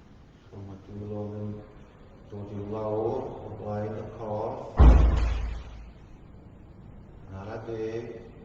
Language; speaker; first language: Welsh; non-native, fluent; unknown